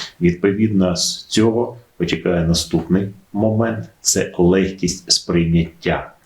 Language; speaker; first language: Ukrainian; native; Ukrainian